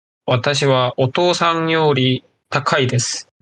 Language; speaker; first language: Japanese; non-native, learner; Korean